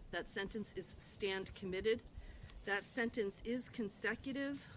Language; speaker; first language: English; native; English